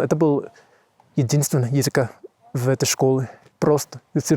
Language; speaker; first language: Russian; non-native, learner; English